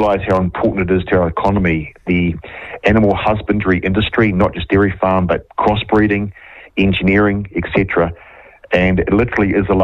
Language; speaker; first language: English; native; English